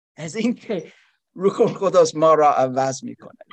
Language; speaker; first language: Persian; non-native, learner; German